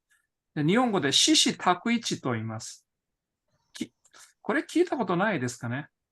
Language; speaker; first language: Japanese; non-native, fluent; Korean